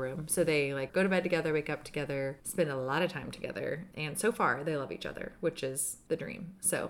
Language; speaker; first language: English; native; English